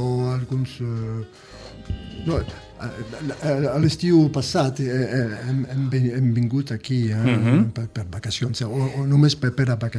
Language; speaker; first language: Catalan; early bilingual, heritage; Catalan